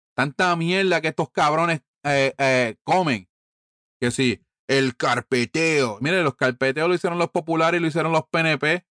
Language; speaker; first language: Spanish; early bilingual, heritage; Spanish